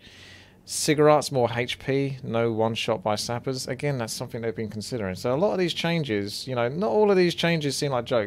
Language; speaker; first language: English; native; English